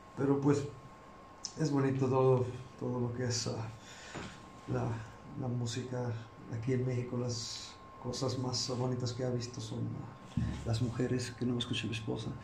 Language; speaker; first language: Spanish; early bilingual, heritage; Spanish